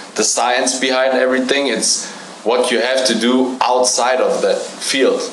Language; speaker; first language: English; non-native, fluent; German